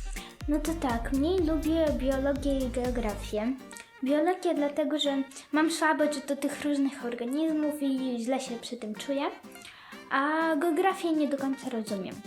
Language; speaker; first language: Polish; early bilingual, other home language; Ukrainian